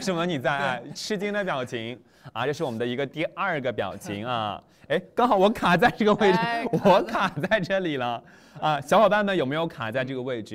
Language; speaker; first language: Chinese; native; Chinese